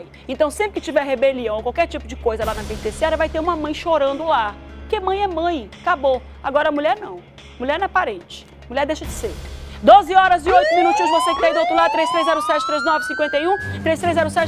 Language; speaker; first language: Portuguese; native; Portuguese